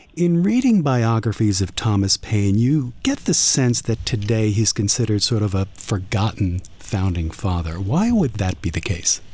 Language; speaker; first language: English; native; English